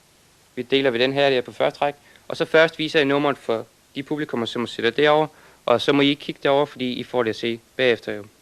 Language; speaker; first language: Danish; native; Danish